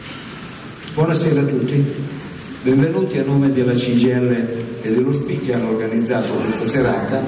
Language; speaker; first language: Italian; native; Italian